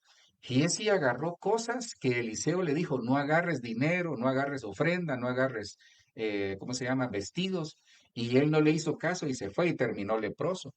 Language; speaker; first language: Spanish; native; Spanish